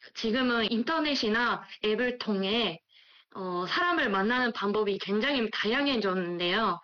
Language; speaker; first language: Korean; non-native, fluent; Japanese